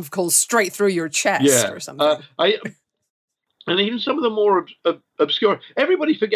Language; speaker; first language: English; native; English